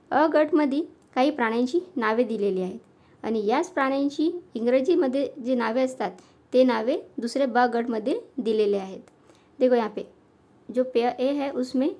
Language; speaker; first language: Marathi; non-native, local second language; Urdu